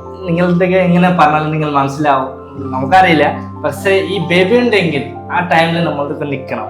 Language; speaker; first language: Malayalam; non-native, local second language; Bangla